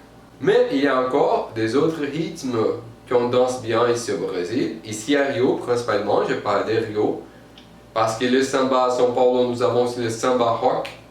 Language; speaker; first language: French; non-native, fluent; Portuguese